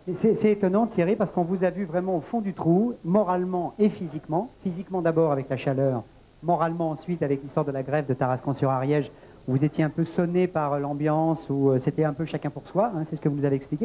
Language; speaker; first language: French; native; French